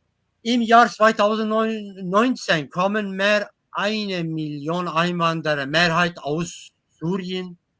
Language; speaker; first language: German; non-native, learner; Kurdish